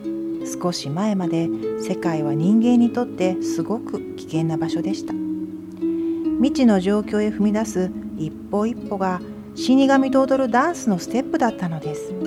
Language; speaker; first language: Japanese; native; Japanese